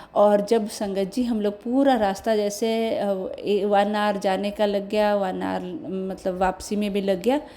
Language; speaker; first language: Hindi; non-native, local second language; Odia